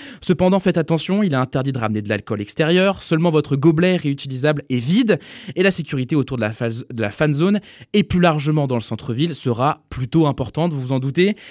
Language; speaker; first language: French; native; French